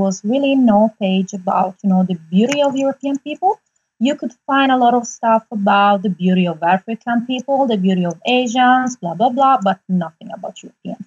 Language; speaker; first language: English; non-native, fluent; Italian